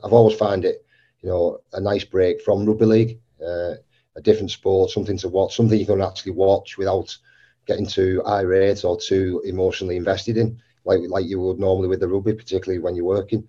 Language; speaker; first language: English; native; English